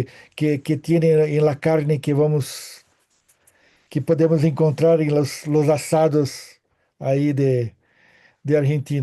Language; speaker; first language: Spanish; non-native, fluent; Portuguese